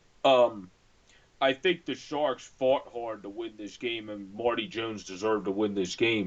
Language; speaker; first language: English; native; English